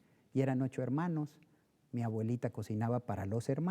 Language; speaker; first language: Spanish; native; Spanish